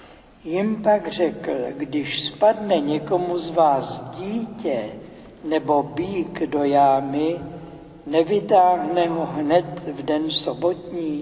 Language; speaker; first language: Czech; native; Czech